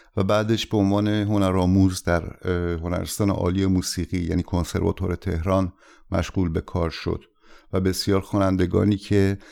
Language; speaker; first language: Persian; native; Persian